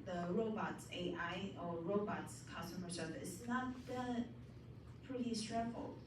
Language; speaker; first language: English; non-native, fluent; Chinese